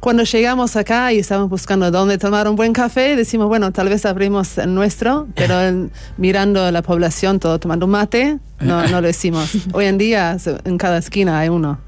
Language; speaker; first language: Spanish; non-native, fluent; English